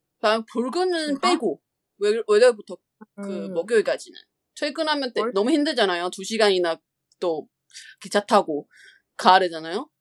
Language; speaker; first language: Korean; non-native, fluent; Chinese